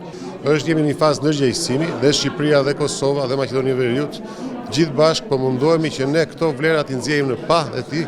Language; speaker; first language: Albanian; native; Albanian